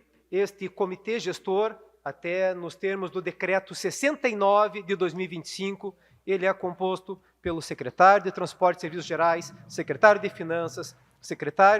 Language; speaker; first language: Portuguese; native; Portuguese